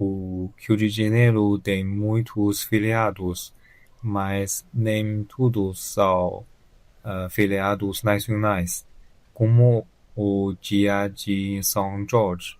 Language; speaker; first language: Portuguese; non-native, learner; Chinese